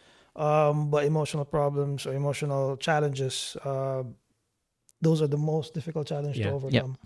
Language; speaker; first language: English; non-native, local second language; Cebuano